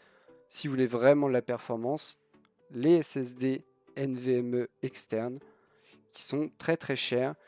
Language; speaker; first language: French; native; French